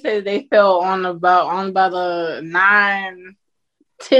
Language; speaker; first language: English; native; English